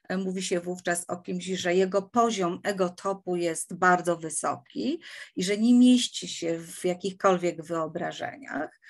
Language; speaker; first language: Polish; native; Polish